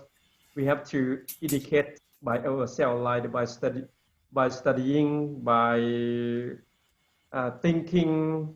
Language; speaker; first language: English; non-native, learner; Lao